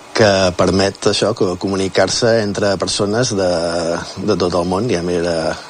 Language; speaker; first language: Catalan; native; Catalan